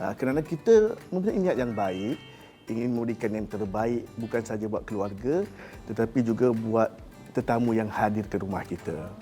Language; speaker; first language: Malay; native; Malay